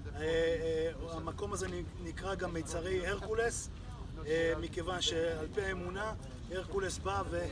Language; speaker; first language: Hebrew; native; Hebrew